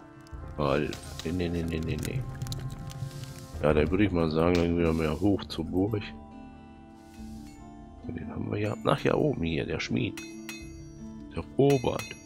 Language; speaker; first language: German; native; German